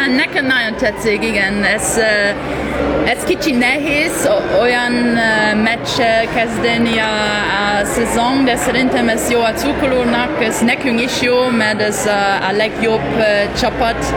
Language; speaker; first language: Hungarian; non-native, learner; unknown